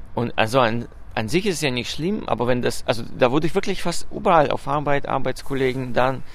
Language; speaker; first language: German; non-native, fluent; Russian